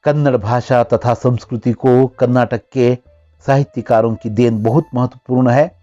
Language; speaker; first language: Hindi; non-native, local second language; Kannada